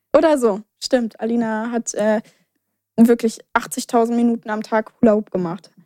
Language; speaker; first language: German; native; German